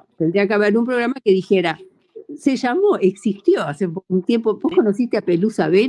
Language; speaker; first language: Spanish; native; Spanish